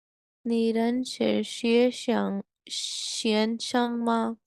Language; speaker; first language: Chinese; non-native, learner; Urdu